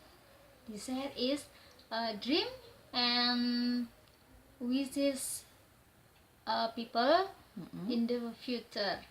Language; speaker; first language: English; non-native, learner; Indonesian